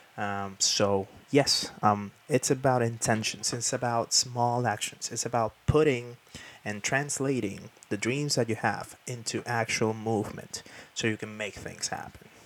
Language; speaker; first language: English; non-native, fluent; Spanish